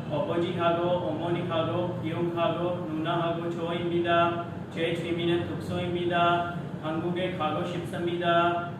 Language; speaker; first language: Korean; non-native, learner; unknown